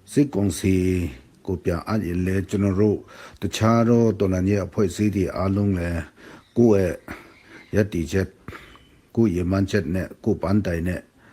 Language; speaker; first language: Burmese; non-native, local second language; Kachin